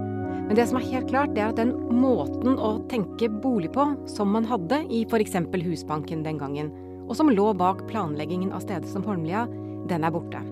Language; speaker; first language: Norwegian; native; Norwegian